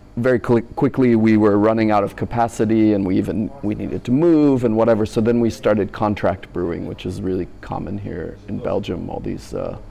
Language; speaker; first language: English; native; English